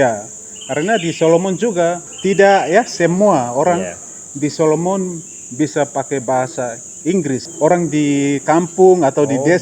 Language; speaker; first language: Indonesian; non-native, fluent; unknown